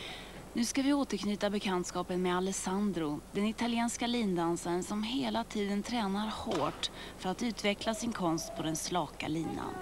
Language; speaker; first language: Swedish; native; Swedish